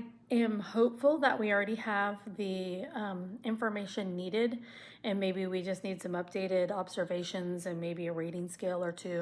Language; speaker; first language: English; native; English